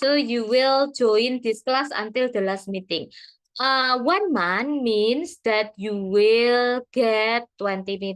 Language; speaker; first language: English; non-native, fluent; Indonesian